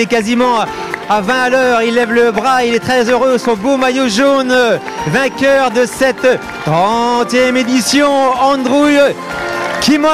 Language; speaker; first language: French; native; French